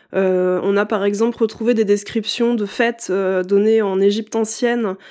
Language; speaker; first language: French; native; French